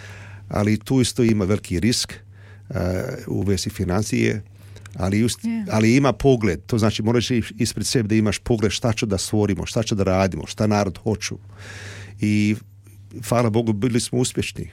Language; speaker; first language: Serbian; early bilingual, heritage; Serbian